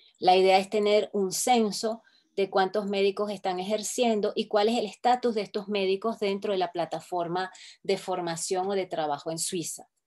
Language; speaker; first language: Spanish; native; Spanish